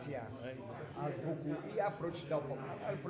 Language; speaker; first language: Slovak; non-native, local second language; Rusyn